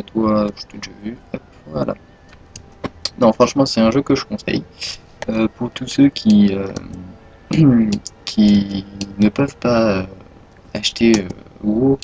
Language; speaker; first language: French; native; French